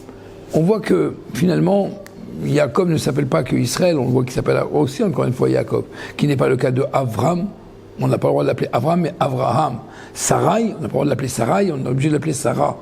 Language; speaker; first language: French; native; French